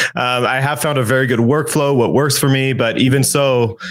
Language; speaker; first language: English; native; English